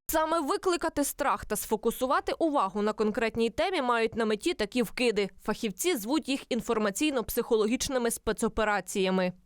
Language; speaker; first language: Ukrainian; native; Ukrainian